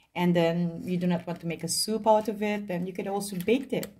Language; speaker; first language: English; non-native, local second language; Filipino